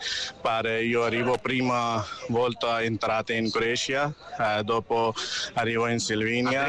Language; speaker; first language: Italian; non-native, learner; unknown